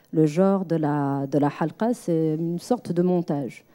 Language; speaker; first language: French; non-native, local second language; Arabic